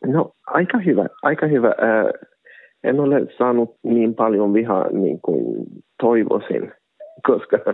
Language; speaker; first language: Finnish; non-native, local second language; Swedish